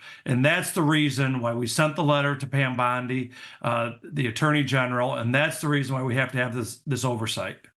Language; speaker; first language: English; native; English